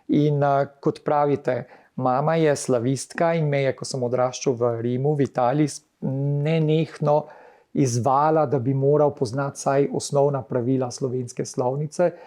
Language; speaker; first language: Slovenian; early bilingual, heritage; Slovenian